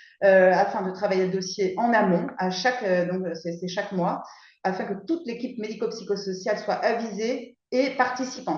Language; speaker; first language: French; native; French